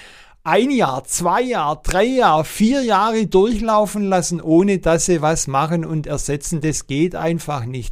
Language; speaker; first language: German; native; German